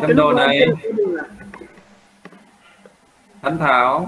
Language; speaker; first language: Vietnamese; native; Vietnamese